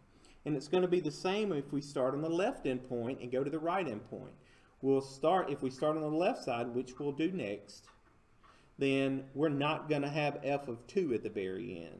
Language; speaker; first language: English; native; English